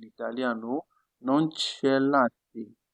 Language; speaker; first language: Italian; non-native, fluent; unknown